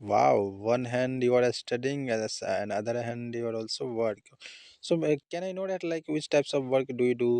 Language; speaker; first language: English; non-native, learner; Hindi